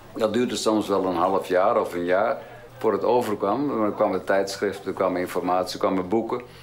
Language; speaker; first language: Dutch; early bilingual, heritage; Dutch